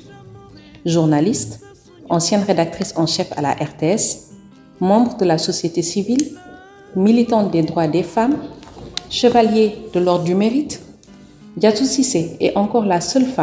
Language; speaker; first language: French; non-native, local second language; Wolof